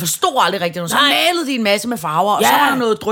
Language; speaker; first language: Danish; native; Danish